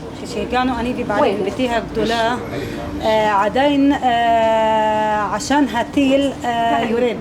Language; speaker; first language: Hebrew; non-native, local second language; Arabic